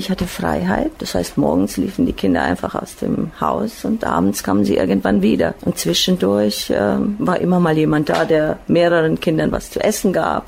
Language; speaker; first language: German; native; German